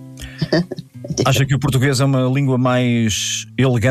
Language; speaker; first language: Portuguese; native; Portuguese